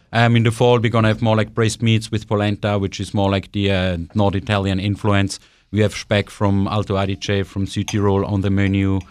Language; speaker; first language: English; non-native, fluent; German